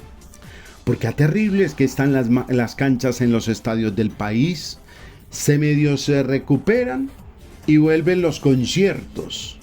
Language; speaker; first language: Spanish; native; Spanish